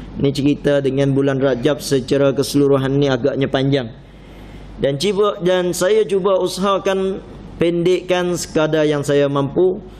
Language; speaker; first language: Malay; non-native, fluent; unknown